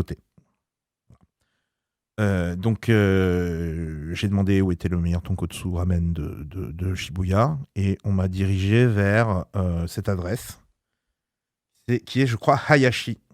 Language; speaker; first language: French; native; French